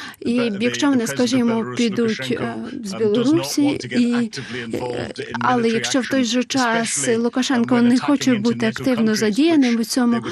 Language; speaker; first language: Ukrainian; non-native, fluent; English